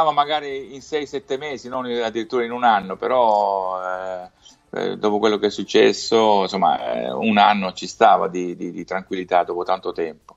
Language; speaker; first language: Italian; native; Italian